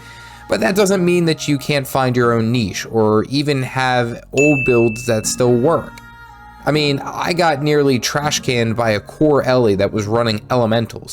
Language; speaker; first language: English; native; English